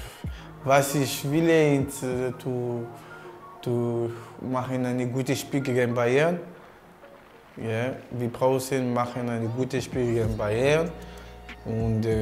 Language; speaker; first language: German; non-native, learner; French